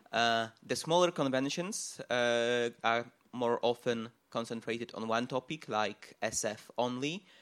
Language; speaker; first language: English; non-native, fluent; Polish